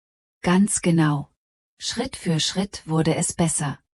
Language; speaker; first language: German; non-native, fluent; Polish